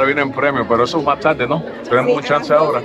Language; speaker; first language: Spanish; native; Spanish